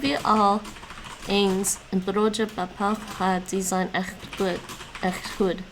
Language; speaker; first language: Dutch; non-native, learner; English